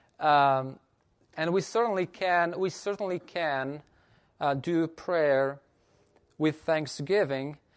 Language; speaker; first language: English; non-native, fluent; Portuguese